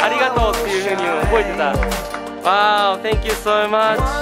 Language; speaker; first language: English; non-native, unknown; Japanese